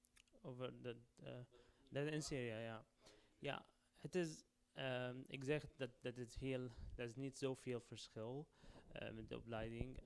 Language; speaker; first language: Dutch; non-native, learner; Arabic